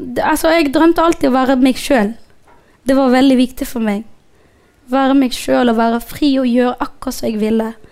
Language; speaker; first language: Norwegian; non-native, fluent; Somali